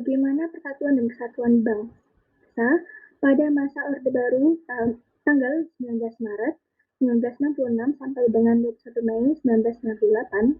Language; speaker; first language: Indonesian; native; Indonesian